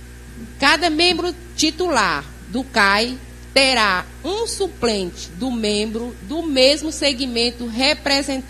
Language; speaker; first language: Portuguese; native; Portuguese